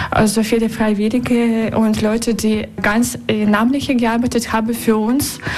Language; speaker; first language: German; non-native, learner; Russian